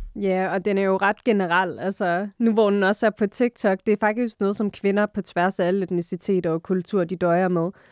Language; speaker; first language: Danish; early bilingual, other home language; Arabic